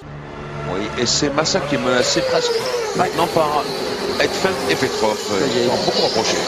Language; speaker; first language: French; native; French